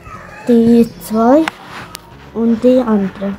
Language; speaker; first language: German; non-native, learner; Arabic